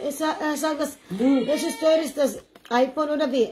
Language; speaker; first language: German; non-native, learner; Cebuano